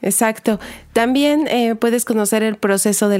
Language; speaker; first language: Spanish; native; Spanish